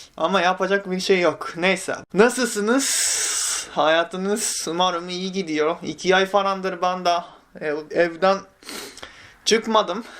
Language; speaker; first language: Turkish; non-native, fluent; Japanese